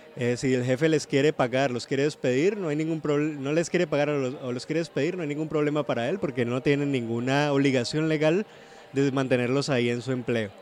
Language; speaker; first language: Spanish; native; Spanish